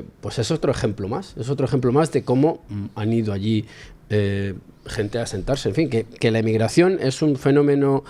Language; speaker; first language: Spanish; native; Spanish